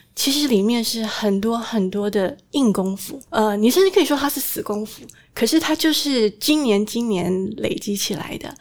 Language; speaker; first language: Chinese; native; Chinese